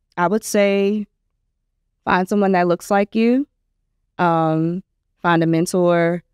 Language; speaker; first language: English; native; English